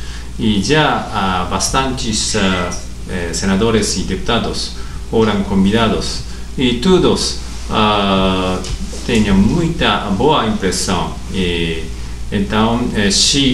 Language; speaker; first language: Portuguese; non-native, learner; Japanese